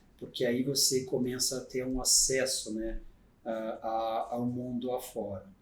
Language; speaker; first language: Portuguese; non-native, fluent; French